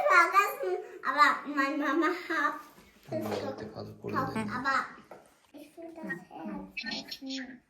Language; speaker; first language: German; early bilingual, other home language; Marathi